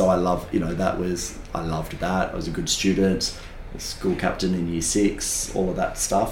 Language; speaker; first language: English; native; English